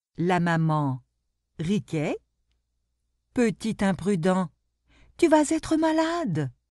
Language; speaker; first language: French; non-native, local second language; Arabic